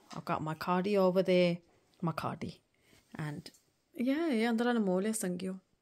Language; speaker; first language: English; early bilingual, other home language; Punjabi